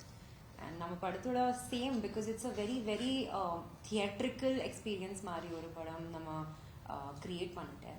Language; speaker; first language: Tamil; non-native, learner; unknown